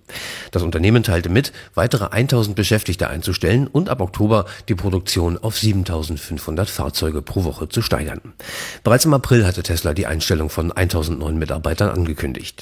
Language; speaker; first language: German; native; German